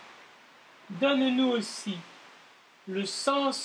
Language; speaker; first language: French; native; French